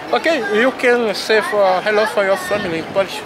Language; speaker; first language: English; non-native, learner; Portuguese